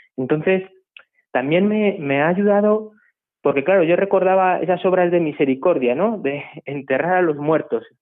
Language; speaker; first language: Spanish; native; Spanish